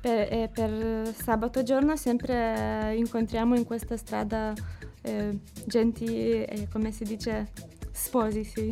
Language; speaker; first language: Italian; non-native, learner; Lithuanian